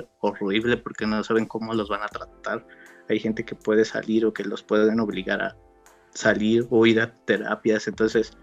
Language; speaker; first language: Spanish; native; Spanish